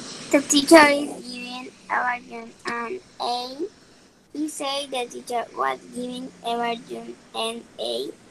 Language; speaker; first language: English; non-native, learner; Spanish